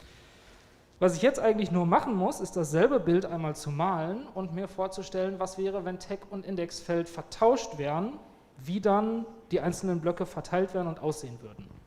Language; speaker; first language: German; native; German